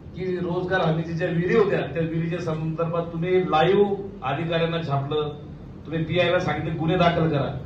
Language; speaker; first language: Marathi; non-native, local second language; Lambadi